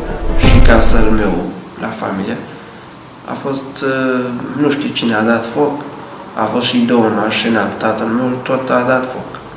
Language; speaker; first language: Romanian; non-native, learner; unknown